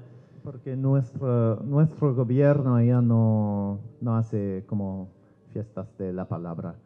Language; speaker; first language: Spanish; non-native, learner; English